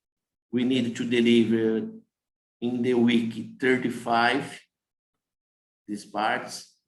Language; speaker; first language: English; non-native, learner; Portuguese